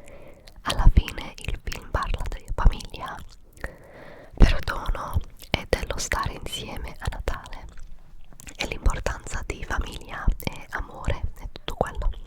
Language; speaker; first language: Italian; early bilingual, heritage; English